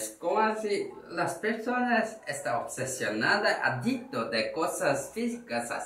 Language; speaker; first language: Spanish; non-native, learner; Korean